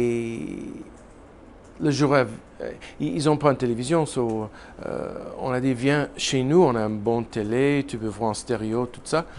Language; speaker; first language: French; non-native, learner; English